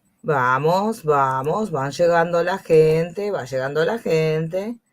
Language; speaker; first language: Spanish; native; Spanish